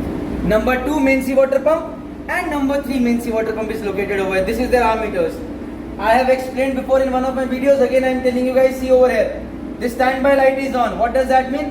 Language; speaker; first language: English; non-native, local second language; Hindi